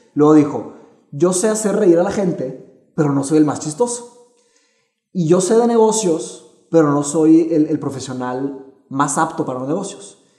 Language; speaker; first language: Spanish; early bilingual, other home language; Portuguese